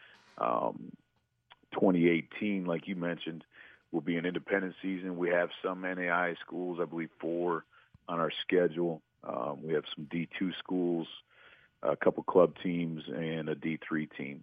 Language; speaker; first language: English; native; English